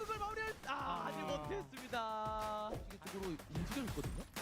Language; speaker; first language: Korean; native; Korean